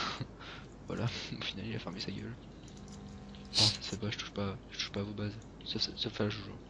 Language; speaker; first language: French; native; French